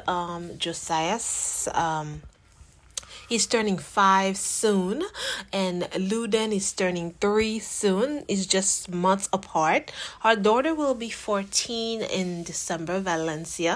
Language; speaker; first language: English; non-native, fluent; Haitian Creole